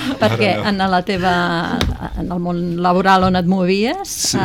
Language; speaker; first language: Catalan; native; Catalan